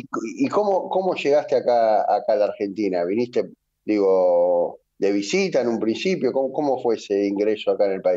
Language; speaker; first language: Spanish; native; Spanish